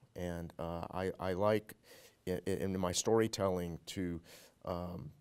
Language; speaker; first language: English; native; English